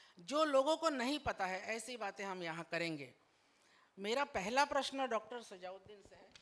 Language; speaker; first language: Hindi; non-native, local second language; Bangla